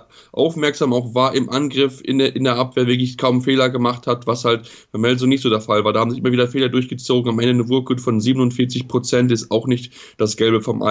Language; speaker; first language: German; native; German